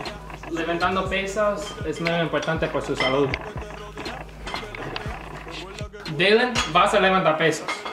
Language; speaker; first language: Spanish; non-native, learner; English